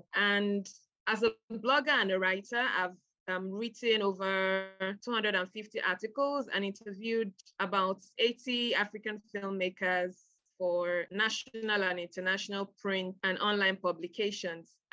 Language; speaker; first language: English; non-native, local second language; Yoruba